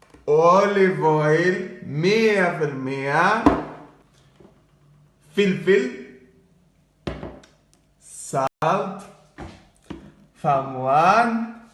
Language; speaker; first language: Arabic; non-native, learner; Greek